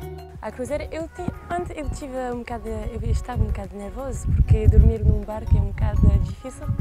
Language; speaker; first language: Portuguese; early bilingual, heritage; French